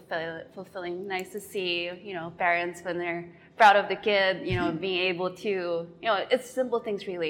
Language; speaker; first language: English; non-native, local second language; Filipino